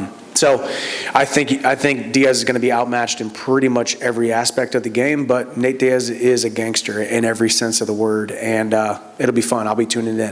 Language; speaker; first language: English; native; English